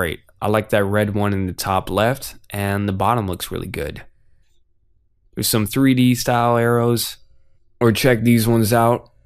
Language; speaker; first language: English; native; English